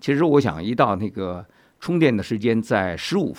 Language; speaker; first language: Chinese; native; Chinese